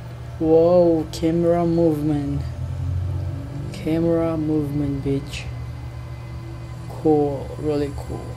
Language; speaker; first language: English; non-native, learner; Indonesian